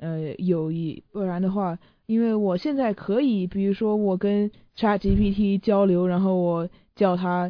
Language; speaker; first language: Chinese; early bilingual, heritage; Chinese